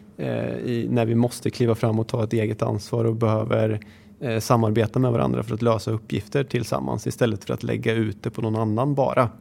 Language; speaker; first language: Swedish; native; Swedish